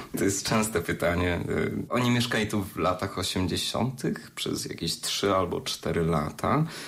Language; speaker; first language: Polish; early bilingual, other home language; English